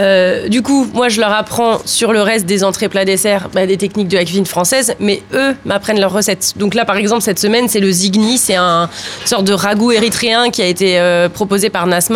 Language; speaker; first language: French; native; French